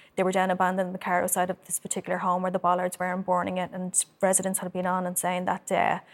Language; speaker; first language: English; native; English